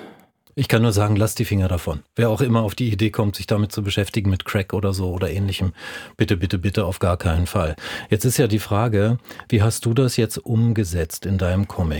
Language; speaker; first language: German; native; German